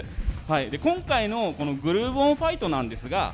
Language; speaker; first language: Japanese; native; Japanese